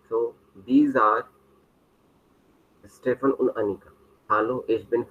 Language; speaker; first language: German; non-native, learner; Hindi